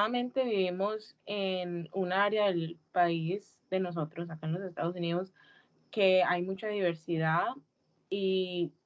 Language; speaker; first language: Spanish; early bilingual, heritage; English